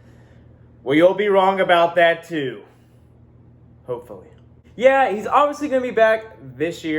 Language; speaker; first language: English; native; English